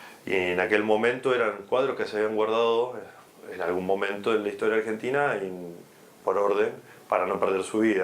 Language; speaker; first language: Spanish; native; Spanish